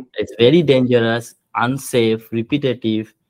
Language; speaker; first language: English; non-native, local second language; Bangla